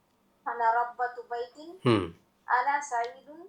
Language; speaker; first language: Arabic; non-native, learner; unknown